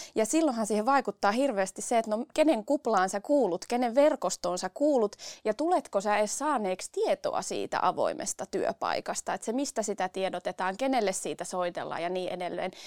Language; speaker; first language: Finnish; early bilingual, other home language; Spanish